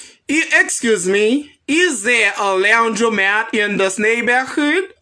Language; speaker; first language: English; non-native, fluent; Haitian Creole